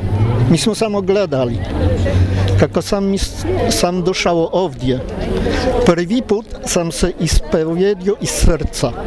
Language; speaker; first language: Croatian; non-native, learner; Polish